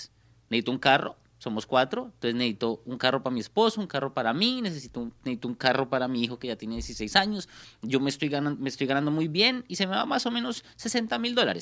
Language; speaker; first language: Spanish; native; Spanish